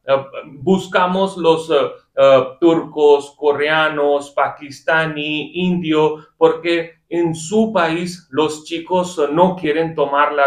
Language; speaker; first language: Spanish; non-native, fluent; Hindi